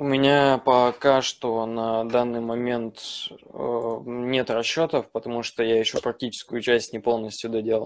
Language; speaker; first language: Russian; native; Russian